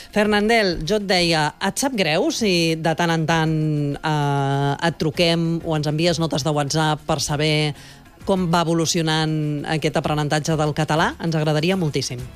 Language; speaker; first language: Catalan; native; Catalan